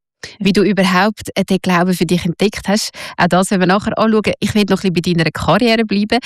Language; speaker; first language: German; native; German